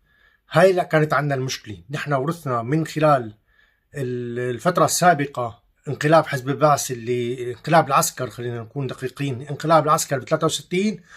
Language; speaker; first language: Arabic; native; Arabic